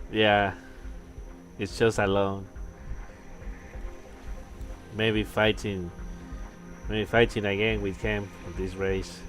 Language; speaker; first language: English; non-native, learner; Spanish